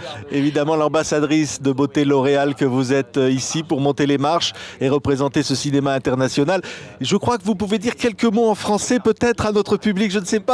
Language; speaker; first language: French; native; French